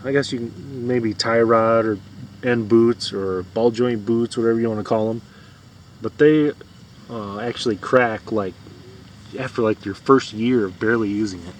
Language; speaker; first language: English; native; English